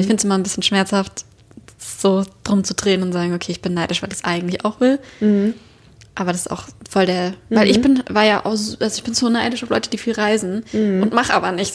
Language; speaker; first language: German; native; German